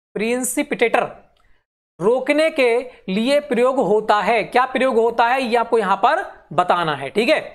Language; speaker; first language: Hindi; native; Hindi